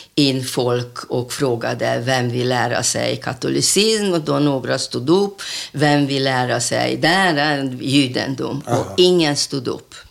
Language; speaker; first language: Swedish; non-native, fluent; Hungarian